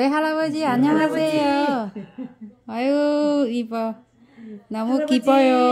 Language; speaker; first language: Korean; non-native, learner; Vietnamese